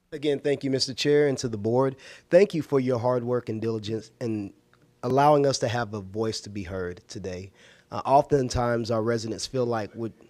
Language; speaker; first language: English; native; English